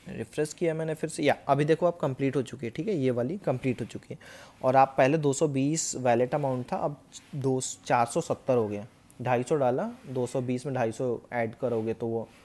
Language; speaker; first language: Hindi; native; Hindi